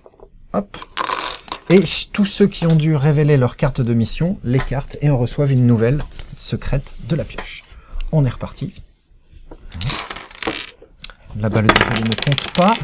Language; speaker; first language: French; native; French